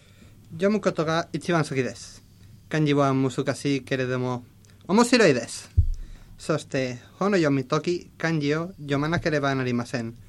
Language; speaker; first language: Japanese; non-native, learner; Spanish